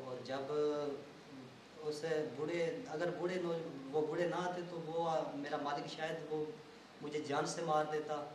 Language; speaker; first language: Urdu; non-native, local second language; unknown